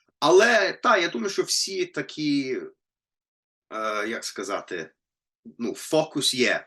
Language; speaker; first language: Ukrainian; non-native, fluent; English